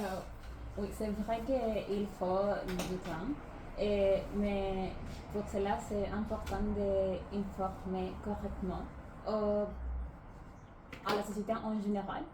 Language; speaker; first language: French; non-native, learner; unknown